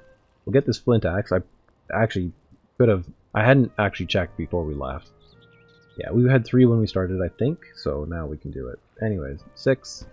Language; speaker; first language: English; native; English